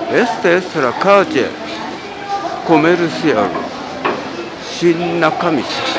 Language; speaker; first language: Spanish; non-native, learner; Japanese